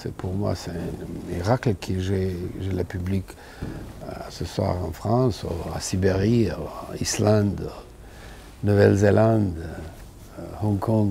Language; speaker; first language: French; non-native, fluent; Serbian